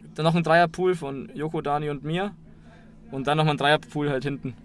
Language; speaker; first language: German; native; German